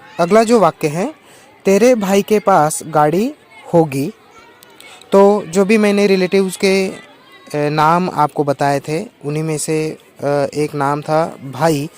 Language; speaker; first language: Hindi; non-native, local second language; Marathi